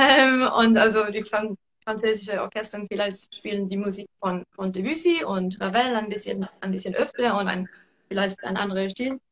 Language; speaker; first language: German; non-native, fluent; English